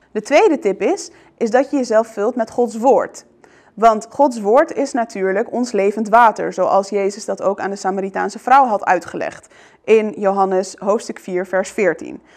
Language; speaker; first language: Dutch; early bilingual, other home language; Arabic